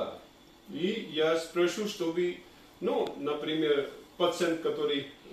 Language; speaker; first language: Russian; non-native, learner; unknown